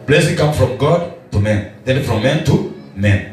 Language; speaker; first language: English; non-native, local second language; Swahili